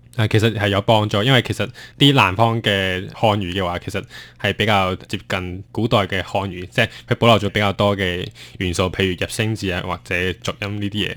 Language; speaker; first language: Cantonese; non-native, fluent; Chinese